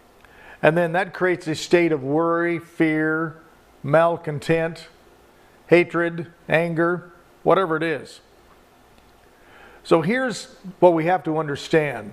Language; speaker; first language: English; native; English